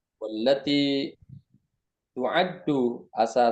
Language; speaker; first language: Arabic; non-native, learner; Indonesian